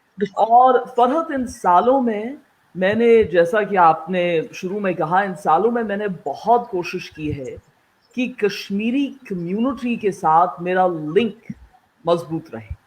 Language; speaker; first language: Urdu; non-native, local second language; Kashmiri